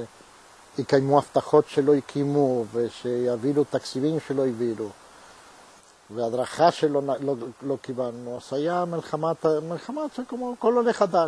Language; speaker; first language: Hebrew; non-native, fluent; Spanish